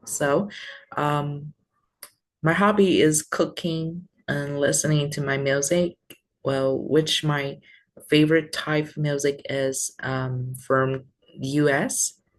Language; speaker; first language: English; non-native, learner; Vietnamese